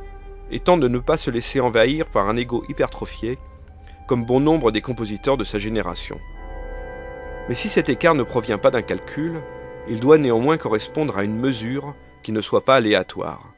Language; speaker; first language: French; native; French